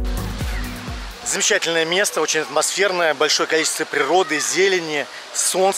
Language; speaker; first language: Russian; native; Russian